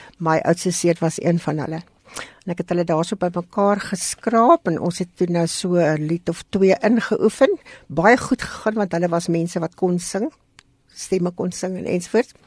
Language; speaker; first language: Afrikaans; native; Afrikaans